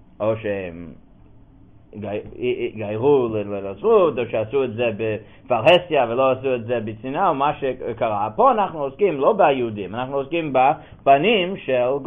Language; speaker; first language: Hebrew; non-native, fluent; English